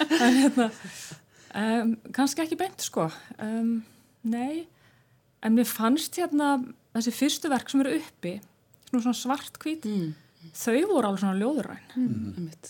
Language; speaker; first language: Icelandic; native; Icelandic